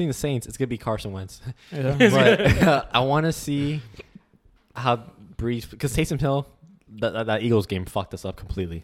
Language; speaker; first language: English; native; English